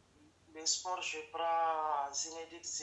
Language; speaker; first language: French; non-native, fluent; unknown